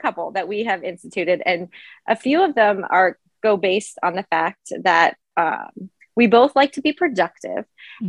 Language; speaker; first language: English; native; English